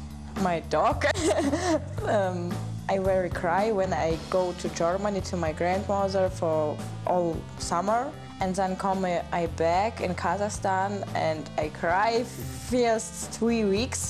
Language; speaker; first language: English; non-native, learner; German